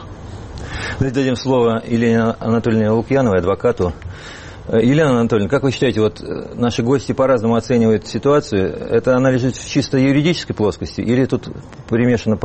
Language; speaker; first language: Russian; native; Russian